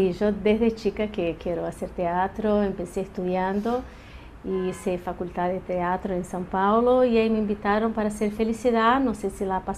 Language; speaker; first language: Spanish; early bilingual, heritage; Portuguese